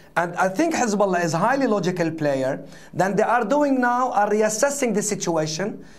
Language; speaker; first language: English; non-native, fluent; Arabic